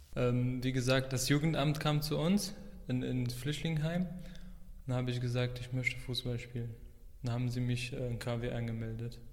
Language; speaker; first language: German; non-native, fluent; Arabic